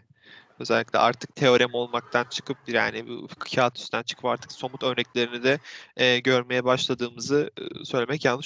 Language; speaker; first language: Turkish; native; Turkish